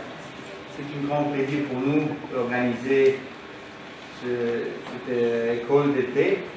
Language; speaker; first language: French; non-native, learner; Romanian